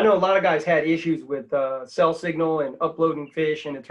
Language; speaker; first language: English; native; English